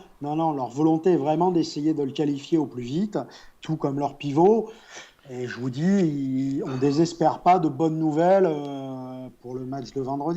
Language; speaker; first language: French; native; French